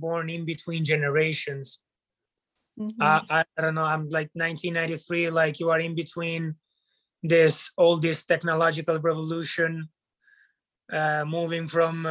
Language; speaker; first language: English; non-native, fluent; Italian